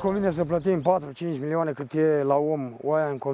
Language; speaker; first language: Romanian; native; Romanian